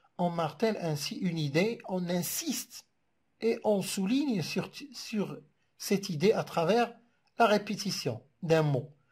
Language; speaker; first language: French; non-native, local second language; Arabic